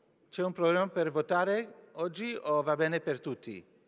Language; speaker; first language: Italian; non-native, learner; English